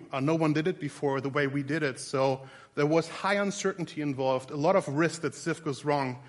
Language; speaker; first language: English; non-native, fluent; German